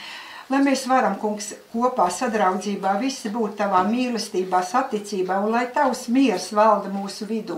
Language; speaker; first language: Latvian; native; Latvian